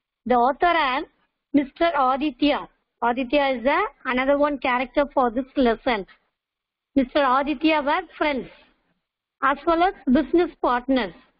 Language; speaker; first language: English; non-native, local second language; Tamil